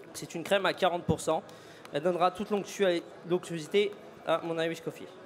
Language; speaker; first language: French; native; French